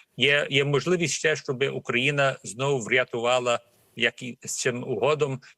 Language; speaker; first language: Ukrainian; early bilingual, heritage; Ukrainian